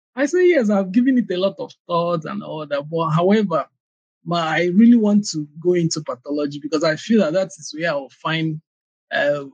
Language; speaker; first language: English; non-native, local second language; Igbo